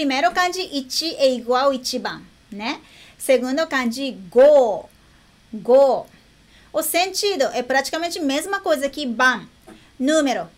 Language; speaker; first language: Portuguese; non-native, fluent; Japanese